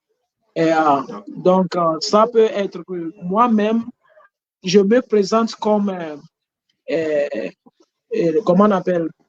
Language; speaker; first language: French; non-native, fluent; Ewe